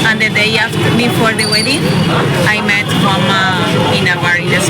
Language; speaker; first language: English; non-native, fluent; Spanish